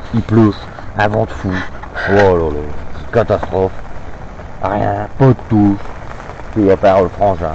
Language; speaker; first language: French; native; French